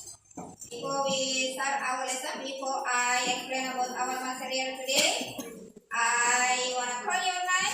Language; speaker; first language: English; non-native, learner; Indonesian